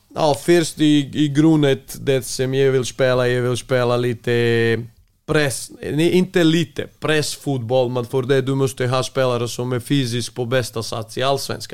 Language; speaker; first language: Swedish; non-native, fluent; Serbian